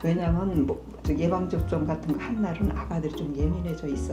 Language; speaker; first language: Korean; native; Korean